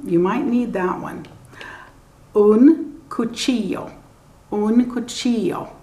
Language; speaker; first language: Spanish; non-native, learner; English